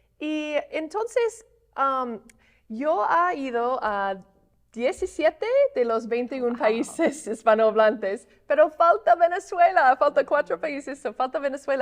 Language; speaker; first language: Spanish; non-native, fluent; English